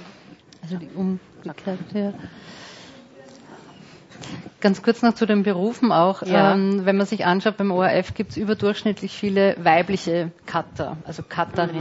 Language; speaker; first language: German; native; German